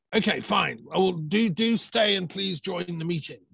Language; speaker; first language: English; native; English